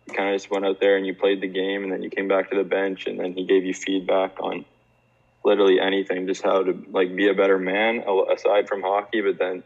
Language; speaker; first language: English; native; English